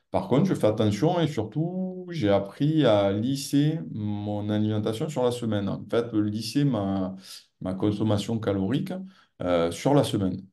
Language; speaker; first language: French; native; French